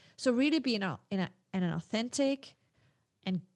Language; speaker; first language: English; non-native, fluent; Danish